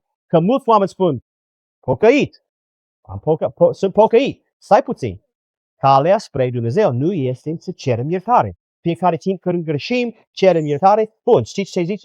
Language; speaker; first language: Romanian; non-native, learner; English